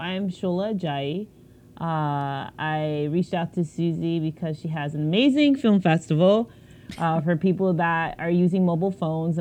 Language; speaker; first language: English; native; English